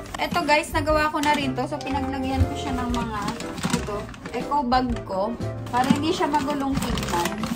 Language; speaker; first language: Filipino; native; Filipino